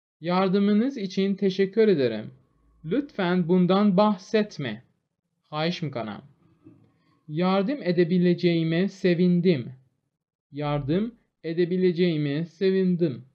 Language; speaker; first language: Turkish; non-native, fluent; Persian